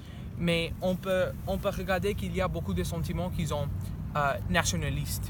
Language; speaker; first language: French; non-native, learner; English